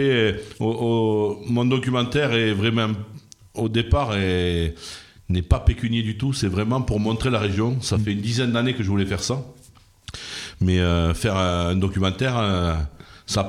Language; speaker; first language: French; native; French